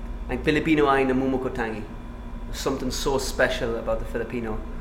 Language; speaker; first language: Filipino; non-native, learner; English